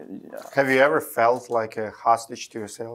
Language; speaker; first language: English; non-native, fluent; Russian